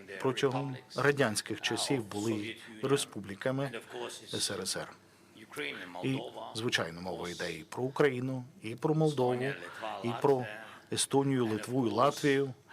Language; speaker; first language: Ukrainian; non-native, local second language; Russian